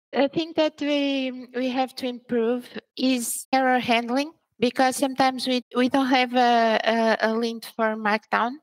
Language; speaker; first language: English; early bilingual, other home language; Portuguese